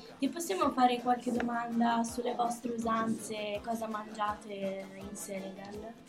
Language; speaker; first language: Italian; native; Italian